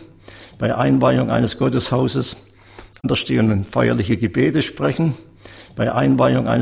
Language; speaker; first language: German; native; German